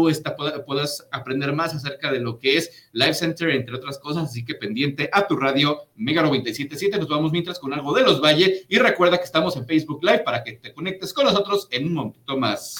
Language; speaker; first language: Spanish; native; Spanish